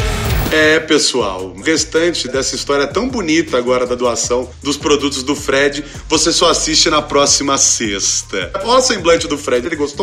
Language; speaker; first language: Portuguese; native; Portuguese